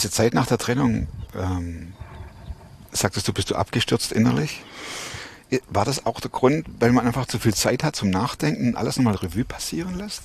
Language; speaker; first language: German; native; German